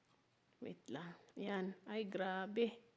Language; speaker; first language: Filipino; native; Filipino